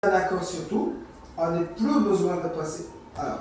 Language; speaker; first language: French; native; French